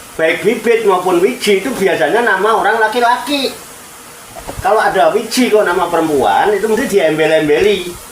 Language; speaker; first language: Indonesian; non-native, local second language; Javanese